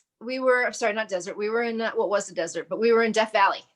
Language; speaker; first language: English; native; English